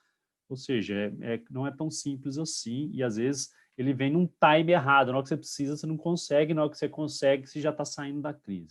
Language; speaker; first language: Portuguese; native; Portuguese